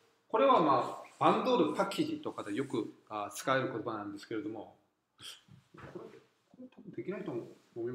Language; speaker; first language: Japanese; non-native, fluent; Korean